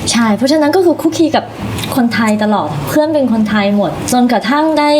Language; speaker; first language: Thai; early bilingual, other home language; Chinese